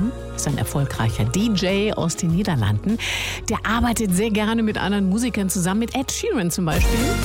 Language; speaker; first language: German; native; German